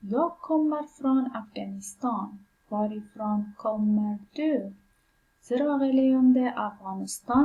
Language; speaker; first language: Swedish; non-native, fluent; Pashto